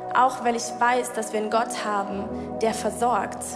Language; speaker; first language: German; native; German